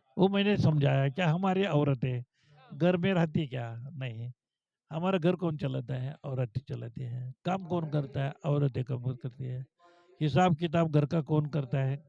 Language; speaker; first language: Hindi; non-native, local second language; Marathi